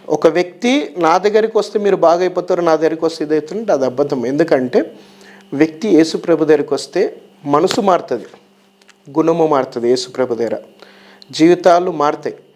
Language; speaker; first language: Telugu; native; Telugu